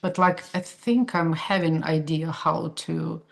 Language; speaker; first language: English; non-native, fluent; Russian